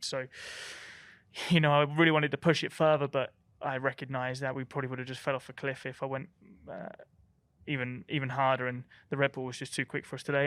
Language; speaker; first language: English; native; English